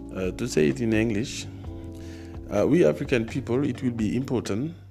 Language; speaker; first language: English; non-native, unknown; Wolof